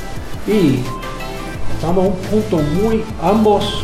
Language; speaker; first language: Spanish; non-native, learner; English